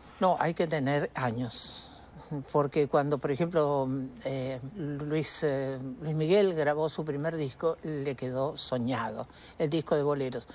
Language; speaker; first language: Spanish; native; Spanish